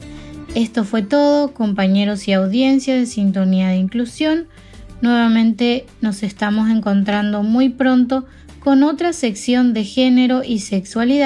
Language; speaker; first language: Spanish; native; Spanish